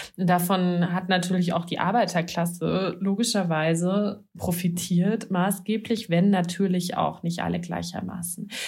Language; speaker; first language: German; native; German